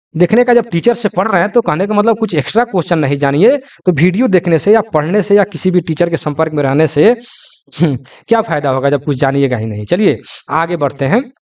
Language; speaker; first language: Hindi; native; Hindi